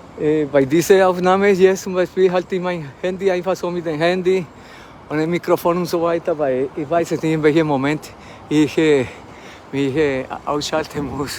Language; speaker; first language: German; non-native, fluent; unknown